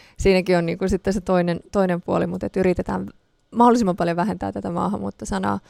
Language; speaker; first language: Finnish; early bilingual, other home language; Persian